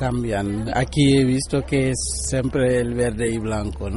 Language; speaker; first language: Spanish; non-native, learner; Wolof